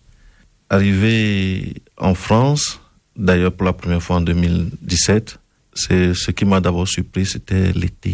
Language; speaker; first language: French; non-native, local second language; Ewe